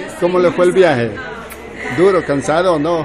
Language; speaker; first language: Spanish; native; Spanish